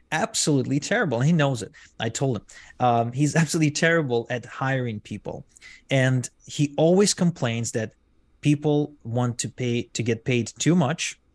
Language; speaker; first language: English; non-native, fluent; Hebrew